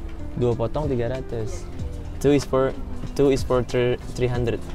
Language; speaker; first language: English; non-native, fluent; Indonesian